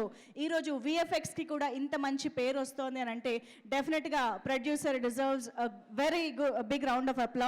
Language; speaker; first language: Telugu; native; Telugu